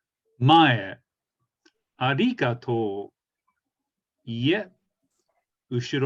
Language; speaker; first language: Japanese; non-native, fluent; English